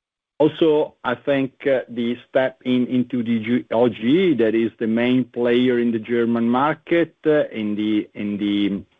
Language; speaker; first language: English; non-native, fluent; Italian